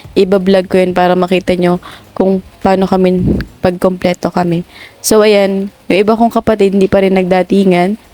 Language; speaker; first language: Filipino; non-native, local second language; Bikol